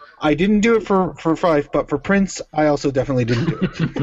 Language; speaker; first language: English; native; English